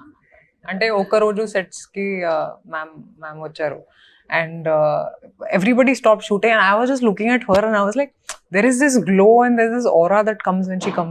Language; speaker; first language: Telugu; non-native, fluent; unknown